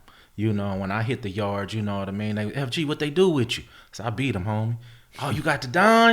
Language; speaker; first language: English; native; English